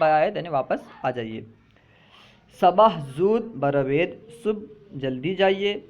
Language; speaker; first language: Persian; non-native, fluent; Urdu